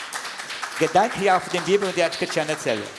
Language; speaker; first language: German; non-native, learner; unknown